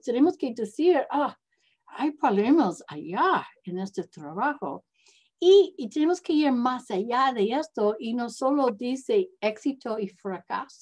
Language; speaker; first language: Spanish; non-native, learner; English